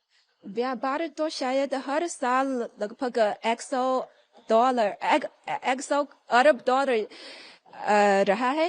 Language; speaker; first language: Hindi; non-native, fluent; Chinese